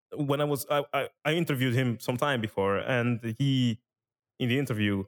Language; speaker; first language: English; non-native, fluent; Italian